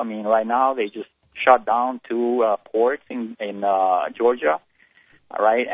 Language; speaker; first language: English; native; English